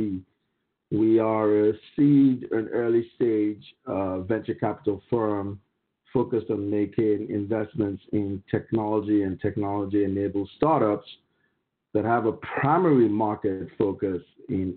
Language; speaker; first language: English; non-native, local second language; Yoruba